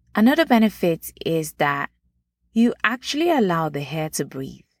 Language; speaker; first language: English; non-native, local second language; Yoruba